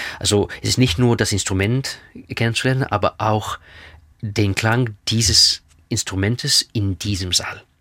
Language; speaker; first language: German; non-native, fluent; Russian